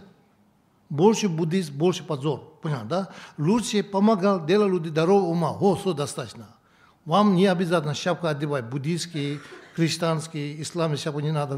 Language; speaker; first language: Russian; non-native, learner; Tibetan